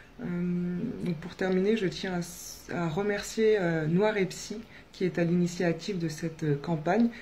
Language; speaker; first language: French; early bilingual, other home language; Soninke